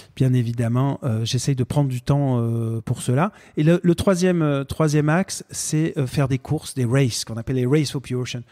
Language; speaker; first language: French; native; French